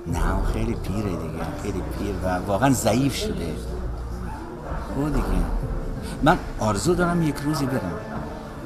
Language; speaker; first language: Persian; non-native, fluent; Russian